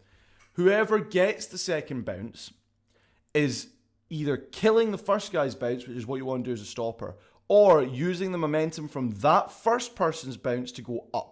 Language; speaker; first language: English; native; English